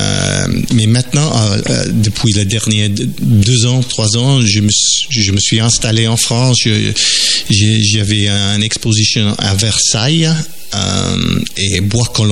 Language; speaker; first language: French; non-native, fluent; English